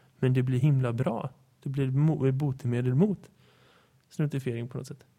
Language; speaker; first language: Swedish; native; Swedish